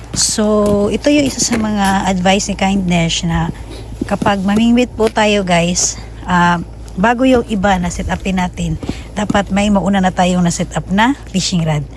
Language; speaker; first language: Filipino; non-native, local second language; Cebuano